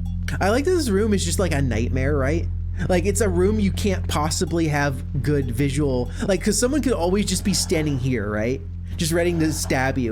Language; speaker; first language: English; native; English